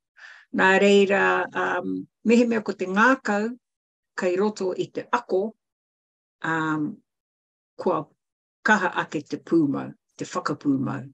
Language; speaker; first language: Māori; non-native, local second language; English